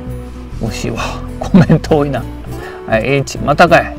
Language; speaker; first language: Japanese; native; Japanese